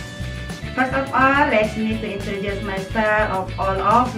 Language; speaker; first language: English; non-native, learner; Indonesian